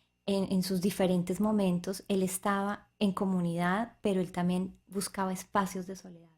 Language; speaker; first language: Spanish; native; Spanish